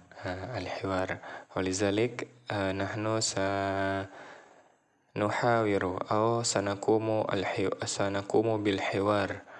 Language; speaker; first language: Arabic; non-native, fluent; Indonesian